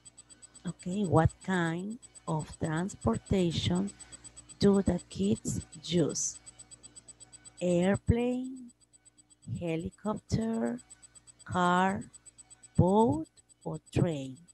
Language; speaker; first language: English; non-native, learner; Spanish